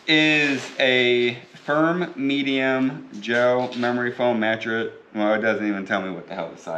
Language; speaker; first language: English; native; English